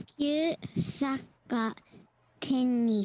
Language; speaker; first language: Japanese; non-native, learner; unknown